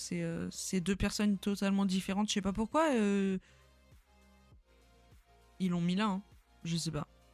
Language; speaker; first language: French; native; French